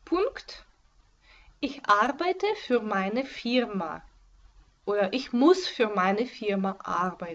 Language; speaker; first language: German; non-native, fluent; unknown